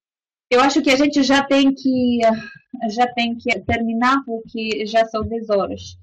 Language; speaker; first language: Portuguese; non-native, fluent; Russian